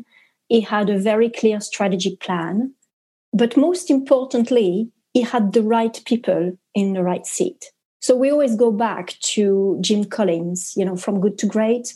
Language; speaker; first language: English; non-native, fluent; French